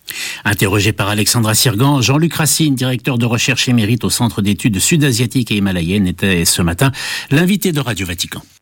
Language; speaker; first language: French; native; French